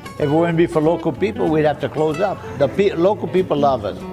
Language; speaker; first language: English; early bilingual, other home language; French